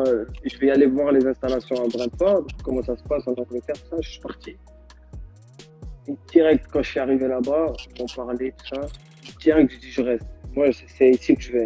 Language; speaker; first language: French; non-native, local second language; Arabic